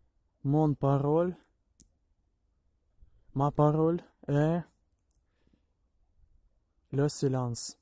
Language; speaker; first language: French; non-native, learner; Ukrainian